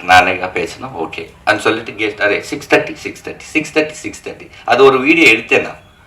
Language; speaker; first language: Tamil; non-native, learner; Telugu